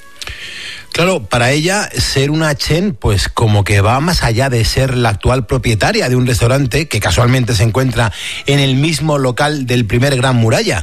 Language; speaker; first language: Spanish; native; Spanish